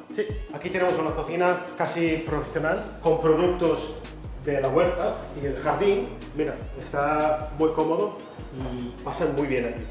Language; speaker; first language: Spanish; non-native, fluent; English